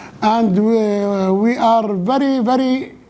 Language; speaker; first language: English; non-native, local second language; Arabic